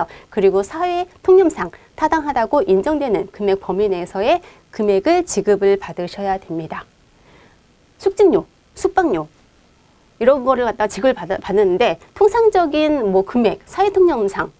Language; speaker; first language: Korean; native; Korean